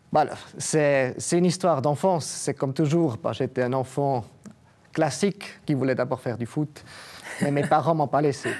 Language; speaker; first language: French; native; French